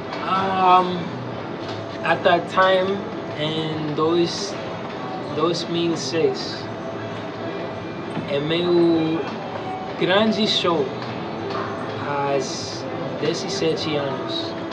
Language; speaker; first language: Portuguese; non-native, learner; English